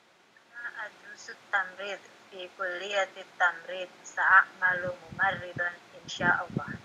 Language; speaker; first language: Arabic; non-native, learner; Indonesian